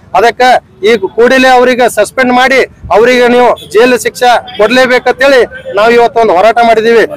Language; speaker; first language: Kannada; non-native, local second language; Lambadi